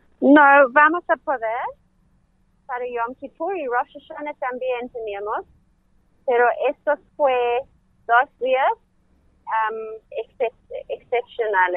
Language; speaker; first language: Spanish; non-native, learner; English